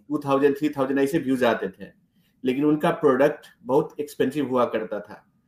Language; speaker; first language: Hindi; native; Hindi